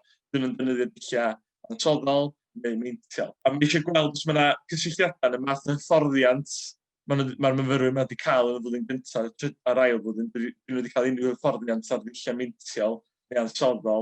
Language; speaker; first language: Welsh; native; Welsh